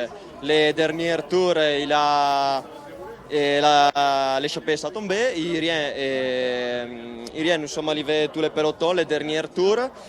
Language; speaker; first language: French; non-native, learner; Italian